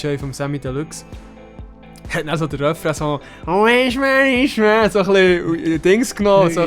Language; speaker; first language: German; native; German